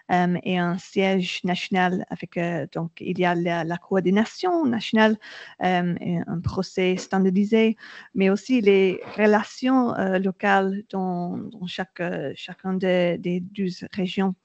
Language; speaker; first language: French; non-native, learner; English